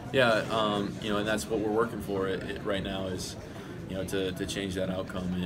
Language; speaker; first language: English; native; English